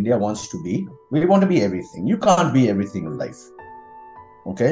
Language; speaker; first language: English; non-native, local second language; Hindi